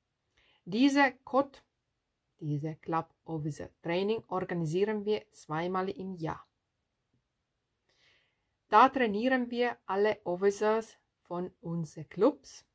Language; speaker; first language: German; non-native, fluent; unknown